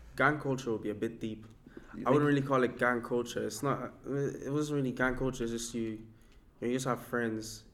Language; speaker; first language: English; non-native, local second language; Yoruba